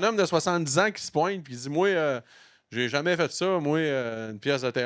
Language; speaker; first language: French; native; French